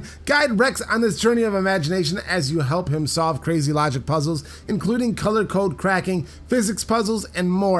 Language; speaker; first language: English; native; English